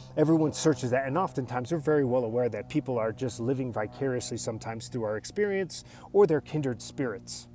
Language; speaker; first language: English; early bilingual, other home language; Spanish